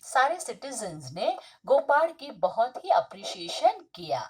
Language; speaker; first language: Hindi; non-native, local second language; Marathi